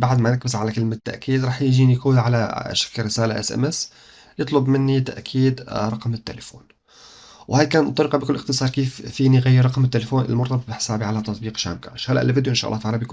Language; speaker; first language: Arabic; native; Arabic